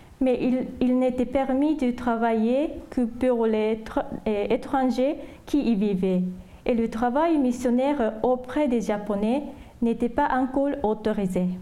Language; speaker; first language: French; non-native, fluent; Japanese